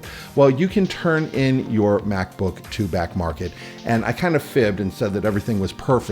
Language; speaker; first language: English; native; English